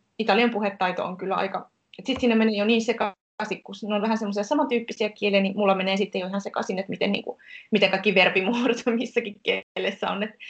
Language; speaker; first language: Finnish; native; Finnish